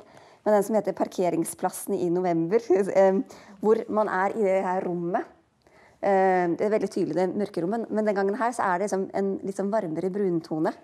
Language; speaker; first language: Norwegian; native; Norwegian